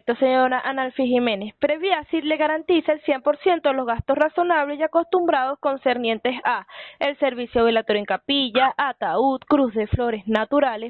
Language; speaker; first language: Spanish; native; Spanish